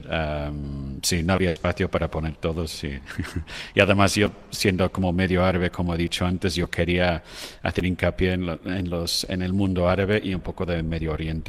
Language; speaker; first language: Spanish; non-native, fluent; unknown